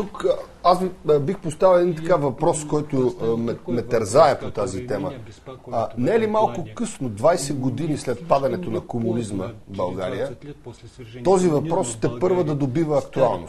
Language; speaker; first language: Bulgarian; native; Bulgarian